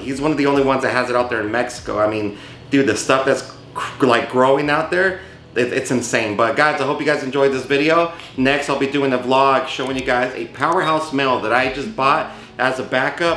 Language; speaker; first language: English; early bilingual, other home language; Spanish